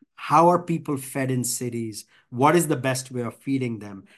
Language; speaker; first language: English; non-native, local second language; Bangla